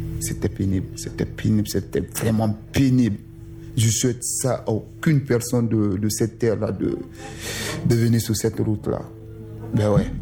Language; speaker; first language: French; non-native, local second language; Susu